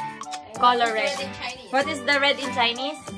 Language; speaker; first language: English; non-native, local second language; Filipino